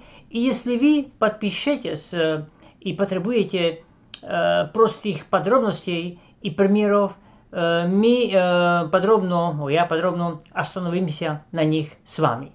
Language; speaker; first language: Russian; non-native, fluent; Slovak